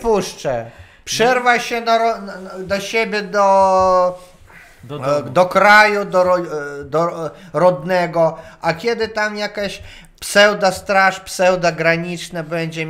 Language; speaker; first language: Polish; non-native, learner; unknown